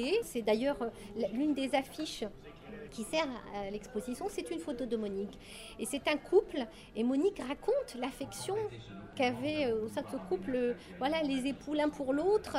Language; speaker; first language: French; native; French